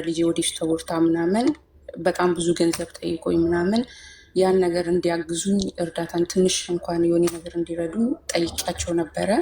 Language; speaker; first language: Amharic; native; Amharic